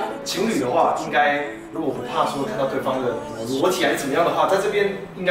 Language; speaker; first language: Chinese; native; Chinese